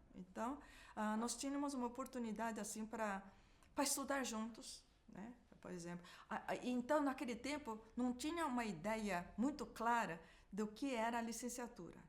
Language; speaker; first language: Portuguese; early bilingual, other home language; Japanese